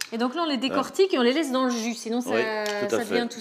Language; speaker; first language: French; native; French